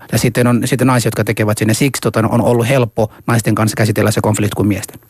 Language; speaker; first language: Finnish; early bilingual, other home language; Somali